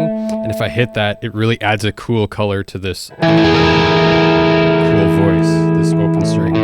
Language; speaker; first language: English; native; English